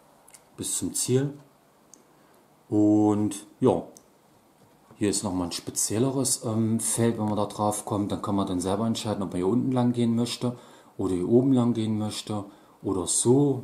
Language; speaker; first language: German; native; German